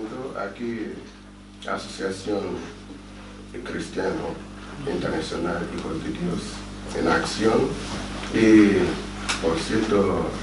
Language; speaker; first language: Spanish; non-native, fluent; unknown